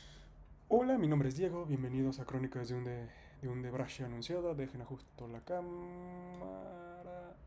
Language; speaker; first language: Spanish; native; Spanish